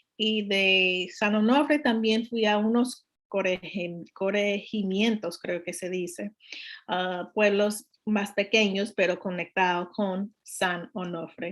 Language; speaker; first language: Spanish; non-native, learner; English